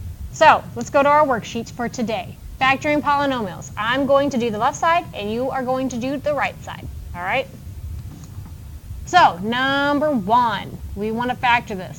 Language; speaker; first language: English; native; English